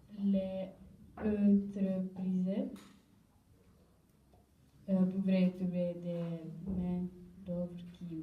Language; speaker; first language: French; non-native, learner; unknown